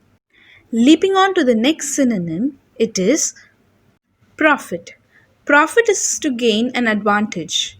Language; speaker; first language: English; non-native, local second language; Tamil